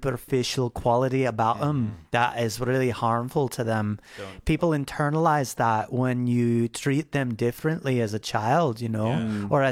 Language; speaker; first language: English; native; English